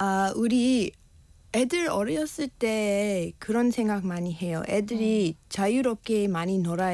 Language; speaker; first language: Korean; non-native, learner; English